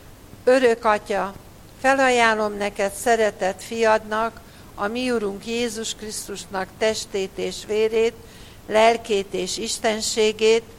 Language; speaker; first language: Hungarian; native; Hungarian